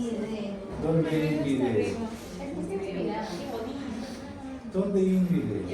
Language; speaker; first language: Spanish; native; Spanish